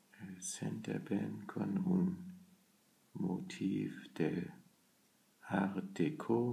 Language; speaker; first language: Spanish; non-native, learner; German